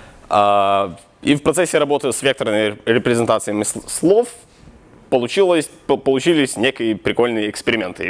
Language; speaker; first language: Russian; non-native, local second language; Ukrainian